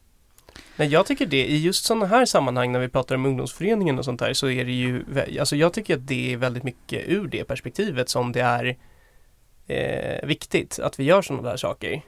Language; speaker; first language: Swedish; native; Swedish